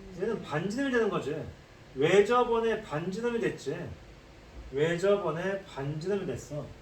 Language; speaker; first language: Korean; native; Korean